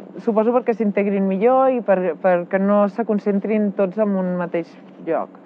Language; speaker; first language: Catalan; native; Catalan